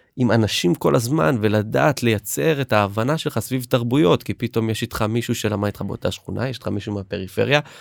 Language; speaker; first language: Hebrew; native; Hebrew